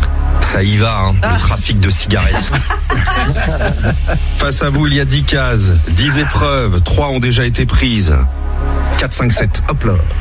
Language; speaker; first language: French; native; French